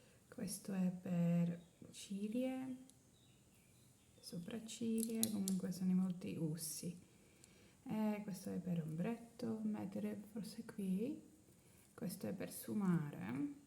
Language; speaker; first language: Italian; non-native, learner; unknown